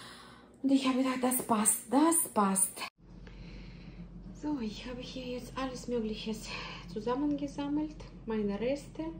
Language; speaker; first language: German; non-native, fluent; Russian